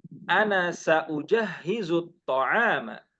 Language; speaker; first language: Arabic; non-native, fluent; Indonesian